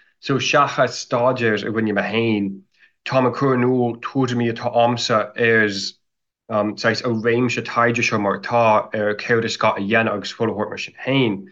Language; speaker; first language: Irish; non-native, fluent; English